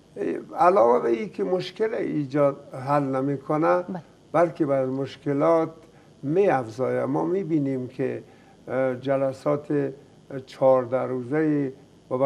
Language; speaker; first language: Persian; native; Persian